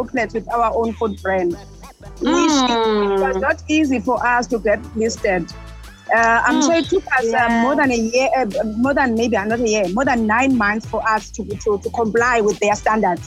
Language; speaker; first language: English; non-native, local second language; Xhosa